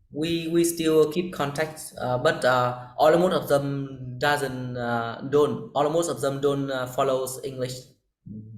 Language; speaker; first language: English; non-native, learner; Vietnamese